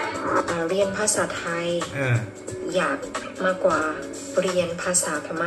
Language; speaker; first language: Thai; non-native, fluent; Burmese